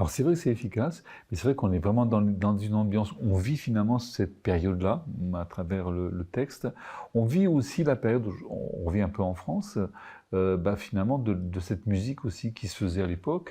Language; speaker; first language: French; native; French